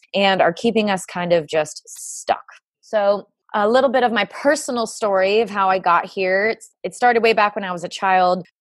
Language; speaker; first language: English; native; English